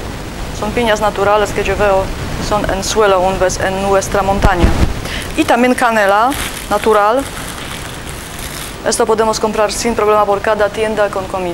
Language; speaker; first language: Spanish; non-native, learner; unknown